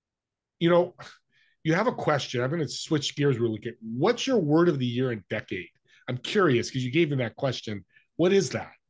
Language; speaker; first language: English; native; English